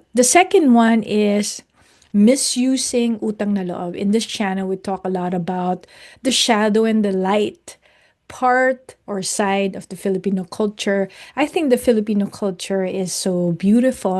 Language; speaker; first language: English; non-native, local second language; Filipino